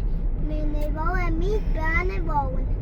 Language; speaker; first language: Danish; early bilingual, other home language; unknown